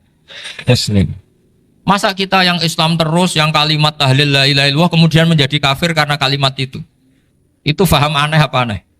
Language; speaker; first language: Indonesian; non-native, local second language; Javanese